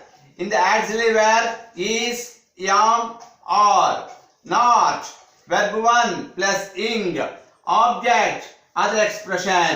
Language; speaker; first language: English; non-native, local second language; Telugu